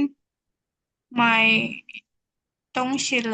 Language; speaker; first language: Chinese; non-native, learner; Indonesian